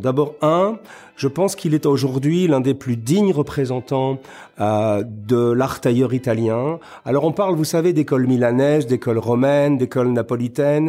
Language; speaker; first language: French; native; French